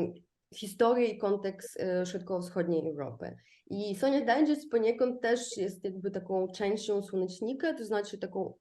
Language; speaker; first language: Polish; non-native, fluent; Ukrainian